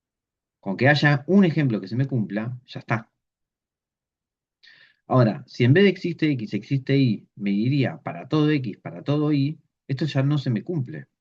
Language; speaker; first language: Spanish; native; Spanish